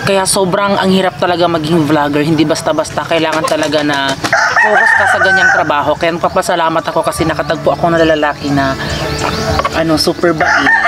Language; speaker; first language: Filipino; non-native, local second language; Cebuano